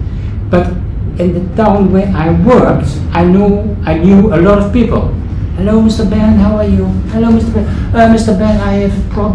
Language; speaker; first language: English; non-native, fluent; Dutch